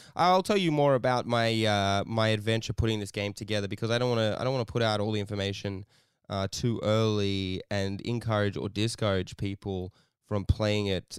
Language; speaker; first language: English; native; English